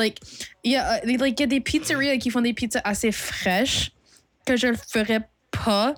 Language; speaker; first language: French; non-native, local second language; English